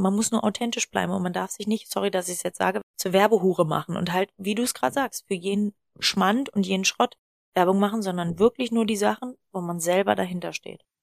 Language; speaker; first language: German; native; German